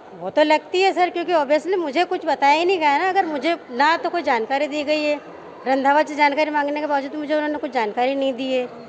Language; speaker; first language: Hindi; native; Hindi